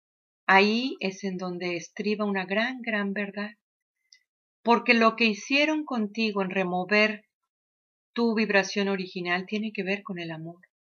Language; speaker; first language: Spanish; native; Spanish